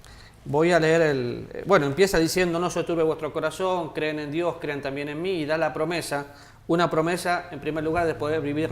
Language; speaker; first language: Spanish; native; Spanish